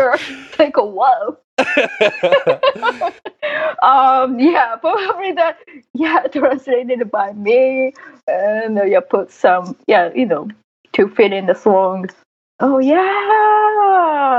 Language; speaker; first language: English; non-native, fluent; Japanese